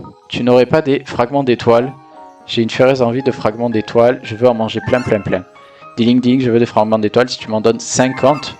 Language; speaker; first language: French; native; French